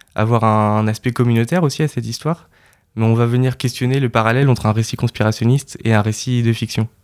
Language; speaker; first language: French; native; French